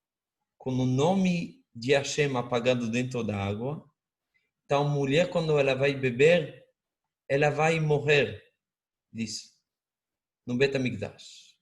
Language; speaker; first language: Portuguese; non-native, fluent; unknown